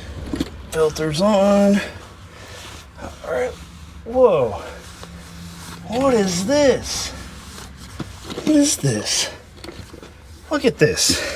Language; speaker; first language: English; native; English